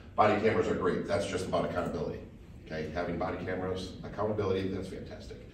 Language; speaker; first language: English; native; English